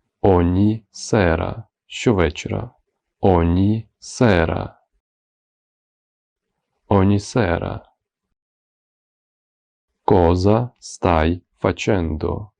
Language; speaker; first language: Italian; non-native, fluent; Ukrainian